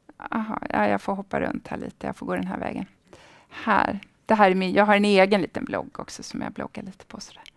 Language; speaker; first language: Swedish; native; Swedish